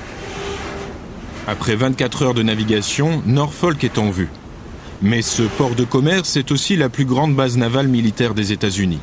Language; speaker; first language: French; native; French